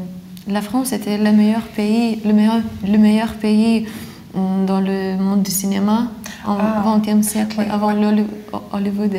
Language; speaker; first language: French; non-native, fluent; Lithuanian